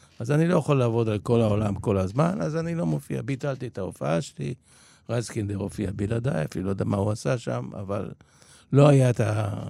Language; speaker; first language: Hebrew; early bilingual, other home language; Polish